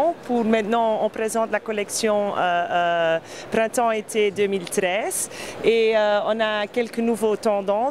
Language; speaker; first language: French; non-native, fluent; Dutch